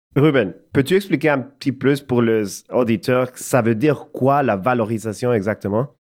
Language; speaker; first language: French; non-native, fluent; Spanish